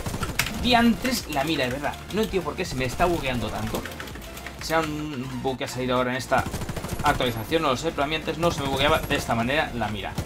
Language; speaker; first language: Spanish; native; Spanish